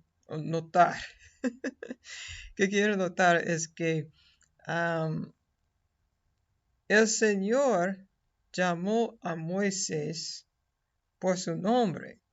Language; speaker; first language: Spanish; non-native, fluent; English